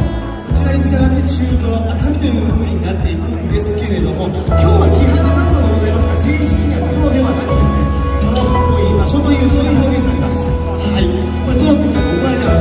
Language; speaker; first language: Japanese; native; Japanese